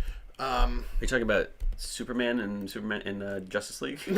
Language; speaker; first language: English; native; English